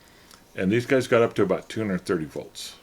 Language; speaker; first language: English; native; English